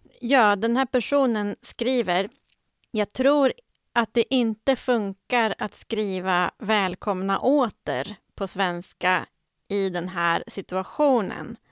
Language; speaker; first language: Swedish; native; Swedish